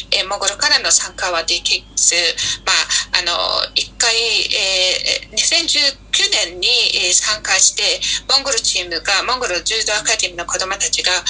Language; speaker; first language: Japanese; non-native, fluent; Mongolian